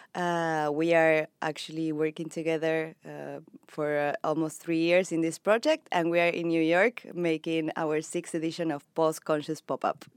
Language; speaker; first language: English; non-native, fluent; Spanish